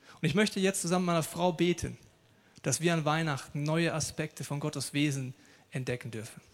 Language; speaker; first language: German; native; German